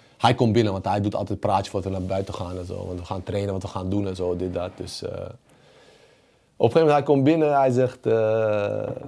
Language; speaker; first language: Dutch; early bilingual, other home language; Bosnian